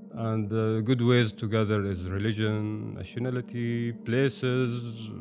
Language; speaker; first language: English; non-native, fluent; Arabic